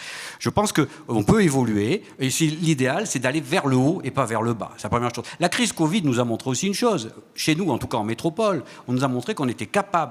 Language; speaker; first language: French; native; French